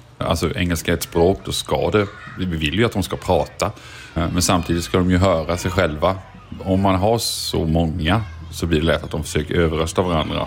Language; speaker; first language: Swedish; native; Swedish